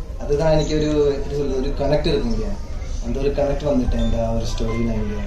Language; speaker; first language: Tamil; non-native, learner; Malayalam